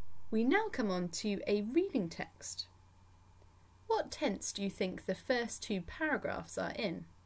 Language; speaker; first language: English; native; English